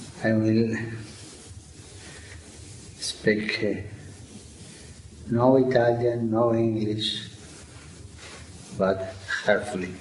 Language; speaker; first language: English; non-native, learner; Italian